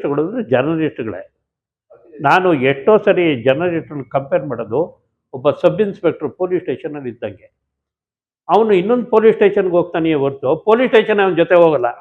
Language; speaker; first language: Kannada; native; Kannada